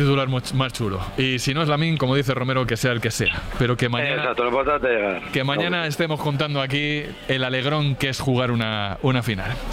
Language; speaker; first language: Spanish; native; Spanish